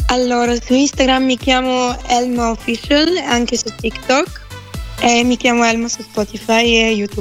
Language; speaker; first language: Italian; non-native, fluent; Bulgarian